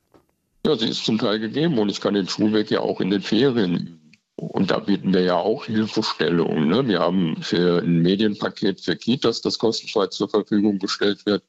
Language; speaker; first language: German; native; German